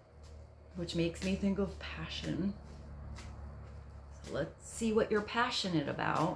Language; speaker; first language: English; native; English